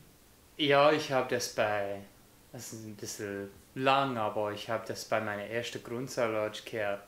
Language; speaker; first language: German; non-native, fluent; English